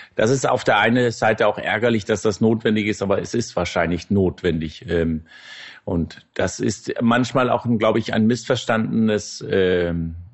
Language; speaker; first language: German; non-native, fluent; Danish